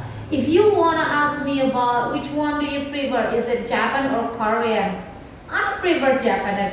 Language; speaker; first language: English; non-native, learner; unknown